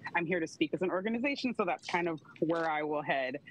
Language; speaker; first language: English; native; English